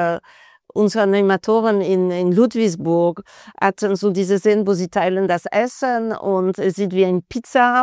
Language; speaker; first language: German; non-native, fluent; French